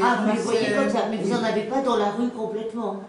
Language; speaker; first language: French; native; French